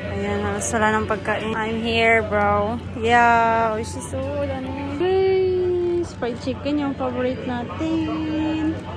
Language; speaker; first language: Filipino; native; Filipino